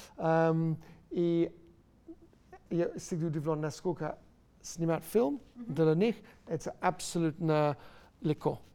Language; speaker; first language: Russian; non-native, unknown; English